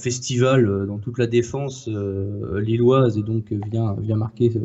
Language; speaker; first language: French; native; French